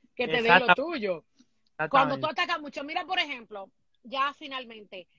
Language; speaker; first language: Spanish; native; Spanish